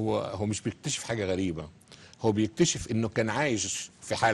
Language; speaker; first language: Arabic; native; Arabic